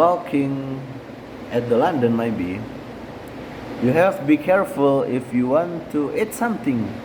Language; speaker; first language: English; non-native, learner; Indonesian